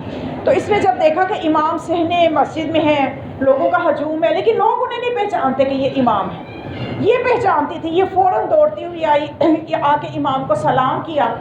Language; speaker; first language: Urdu; native; Urdu